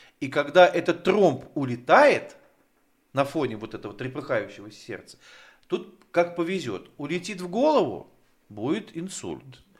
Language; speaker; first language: Russian; native; Russian